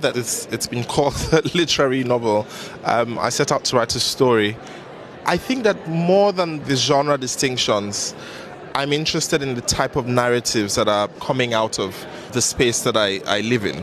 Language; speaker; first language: English; non-native, local second language; Hausa